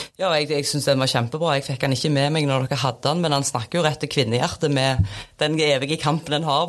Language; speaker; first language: Norwegian; native; Norwegian